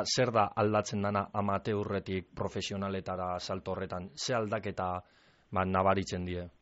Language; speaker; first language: Basque; native; Basque